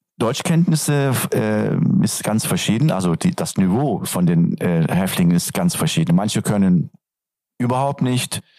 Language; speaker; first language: German; non-native, fluent; Turkish